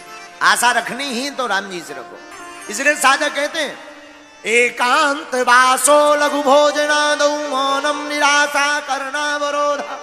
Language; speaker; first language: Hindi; native; Hindi